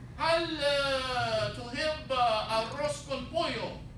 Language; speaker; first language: Arabic; non-native, fluent; English